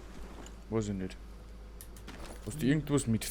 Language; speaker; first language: German; native; German